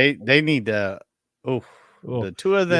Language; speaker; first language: English; native; English